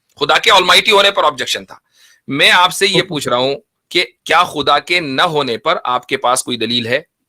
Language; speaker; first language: Hindi; native; Hindi